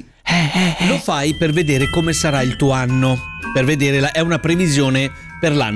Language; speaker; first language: Italian; native; Italian